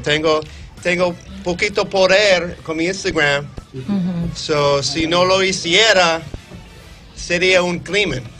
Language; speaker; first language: Spanish; non-native, fluent; English